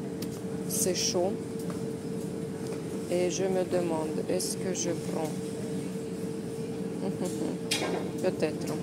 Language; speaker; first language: French; non-native, fluent; Russian